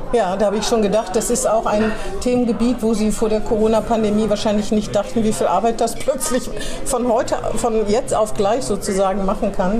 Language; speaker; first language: German; native; German